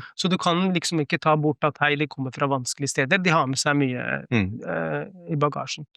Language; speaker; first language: Norwegian; early bilingual, other home language; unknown